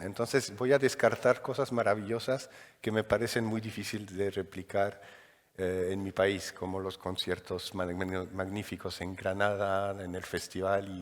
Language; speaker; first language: Spanish; non-native, fluent; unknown